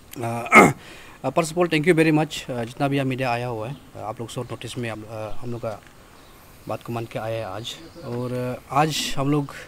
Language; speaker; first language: Hindi; non-native, local second language; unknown